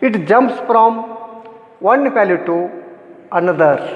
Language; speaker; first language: English; non-native, local second language; Kannada